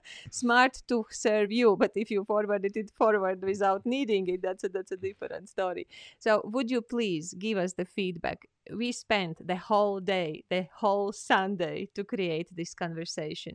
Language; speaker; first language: English; non-native, fluent; Latvian